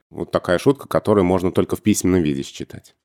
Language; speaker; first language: Russian; native; Russian